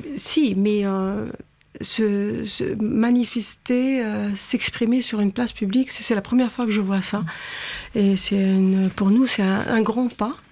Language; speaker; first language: French; non-native, local second language; Arabic